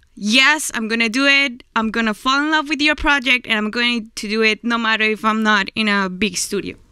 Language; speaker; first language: English; non-native, fluent; Chinese